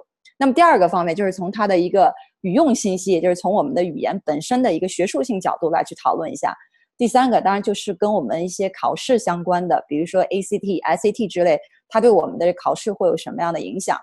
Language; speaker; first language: Chinese; native; Chinese